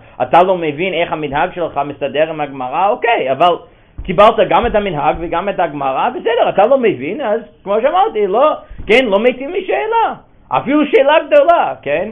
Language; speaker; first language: Hebrew; non-native, fluent; English